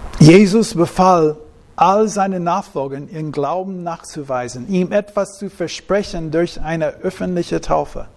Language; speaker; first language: German; non-native, fluent; English